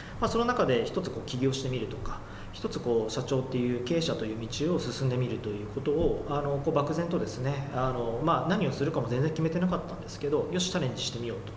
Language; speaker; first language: Japanese; native; Japanese